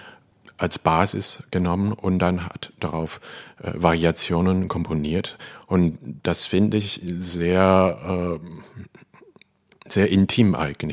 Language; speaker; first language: German; non-native, fluent; Cantonese